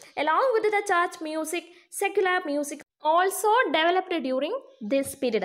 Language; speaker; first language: English; non-native, local second language; Malayalam